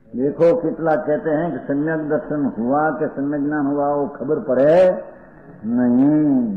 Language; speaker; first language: Hindi; non-native, local second language; Gujarati